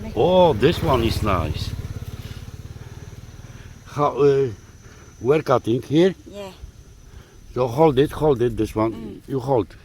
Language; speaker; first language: English; non-native, learner; Polish